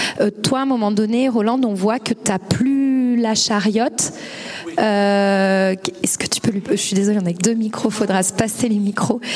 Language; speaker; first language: French; native; French